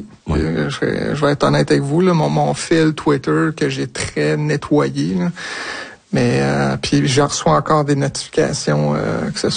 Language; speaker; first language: French; native; French